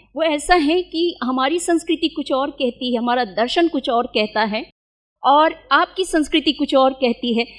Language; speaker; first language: Hindi; non-native, local second language; Nyishi